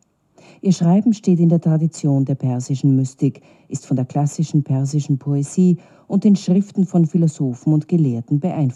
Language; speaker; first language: German; native; German